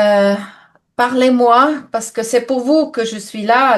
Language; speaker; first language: French; non-native, fluent; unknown